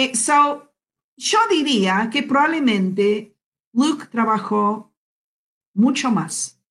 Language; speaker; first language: Spanish; non-native, fluent; English